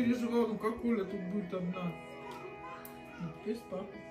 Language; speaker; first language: Russian; native; Russian